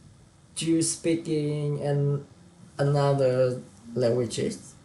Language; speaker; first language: English; non-native, learner; Vietnamese